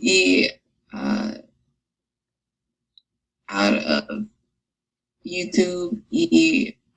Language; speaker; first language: Spanish; non-native, learner; English